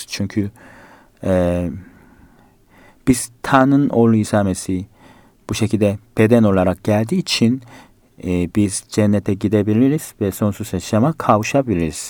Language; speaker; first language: Turkish; non-native, fluent; Korean